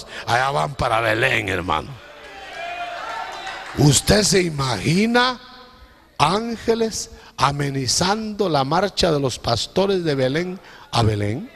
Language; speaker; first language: Spanish; native; Spanish